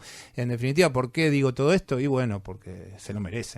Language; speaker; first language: Spanish; native; Spanish